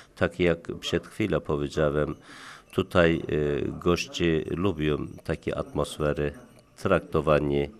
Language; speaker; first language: Polish; non-native, learner; Turkish